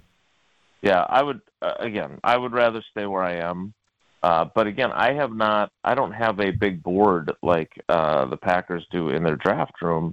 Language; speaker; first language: English; native; English